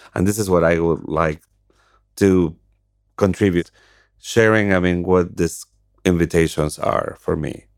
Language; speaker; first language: English; non-native, fluent; Spanish